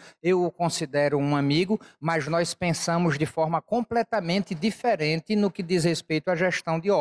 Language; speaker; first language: Portuguese; native; Portuguese